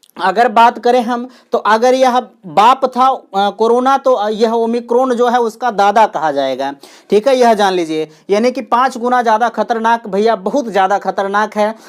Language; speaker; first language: Hindi; native; Hindi